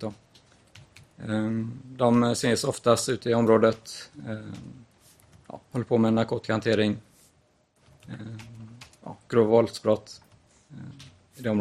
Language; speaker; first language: Swedish; native; Swedish